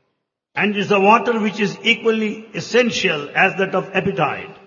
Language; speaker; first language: English; non-native, local second language; Telugu